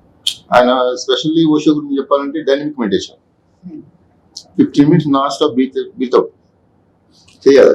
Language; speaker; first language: Telugu; native; Telugu